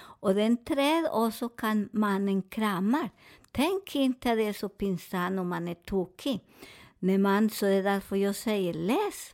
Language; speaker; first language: Swedish; non-native, fluent; Spanish